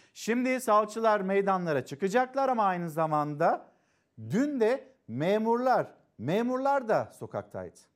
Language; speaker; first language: Turkish; native; Turkish